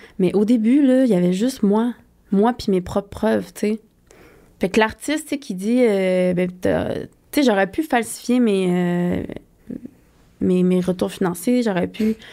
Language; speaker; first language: French; native; French